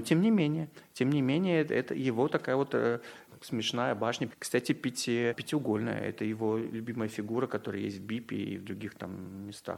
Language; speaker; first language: Russian; native; Russian